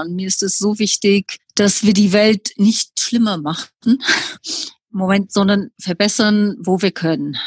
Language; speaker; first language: German; non-native, fluent; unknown